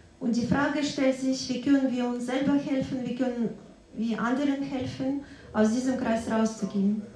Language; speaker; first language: German; non-native, fluent; Russian